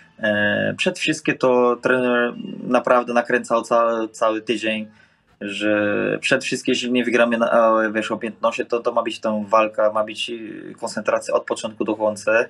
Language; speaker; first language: Polish; non-native, fluent; Portuguese